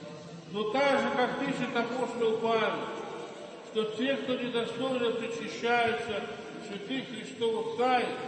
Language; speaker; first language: Russian; native; Russian